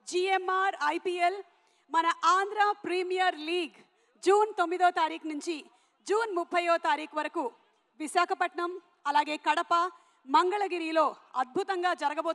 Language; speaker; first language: Telugu; native; Telugu